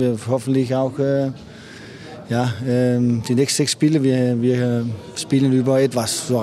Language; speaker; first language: German; non-native, fluent; Danish